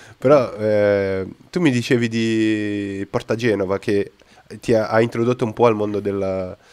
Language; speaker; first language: Italian; non-native, fluent; Portuguese